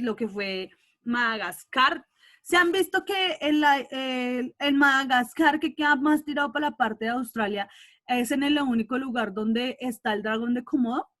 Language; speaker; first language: Spanish; native; Spanish